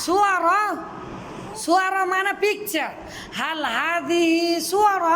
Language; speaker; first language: Arabic; non-native, fluent; Bangla